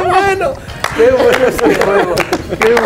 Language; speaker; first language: Spanish; native; Spanish